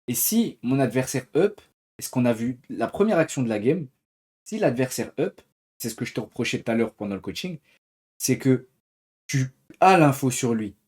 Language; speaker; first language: French; native; French